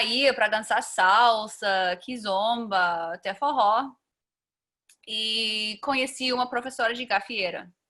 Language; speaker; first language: Portuguese; non-native, fluent; English